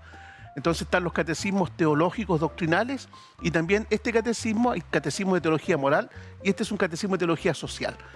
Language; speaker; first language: Spanish; native; Spanish